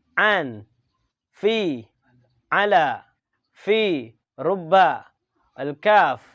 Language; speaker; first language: Arabic; non-native, fluent; Indonesian